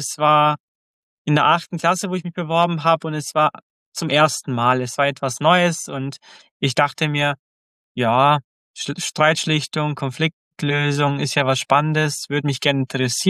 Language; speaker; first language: German; early bilingual, other home language; Croatian